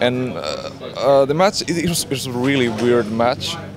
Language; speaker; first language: English; non-native, fluent; Finnish